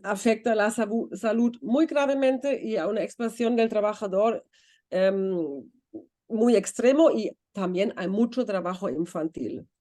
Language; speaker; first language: Spanish; non-native, fluent; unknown